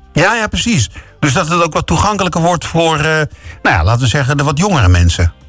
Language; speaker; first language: Dutch; native; Dutch